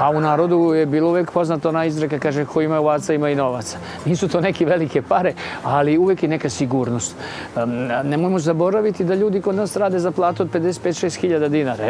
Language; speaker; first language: Serbian; native; Serbian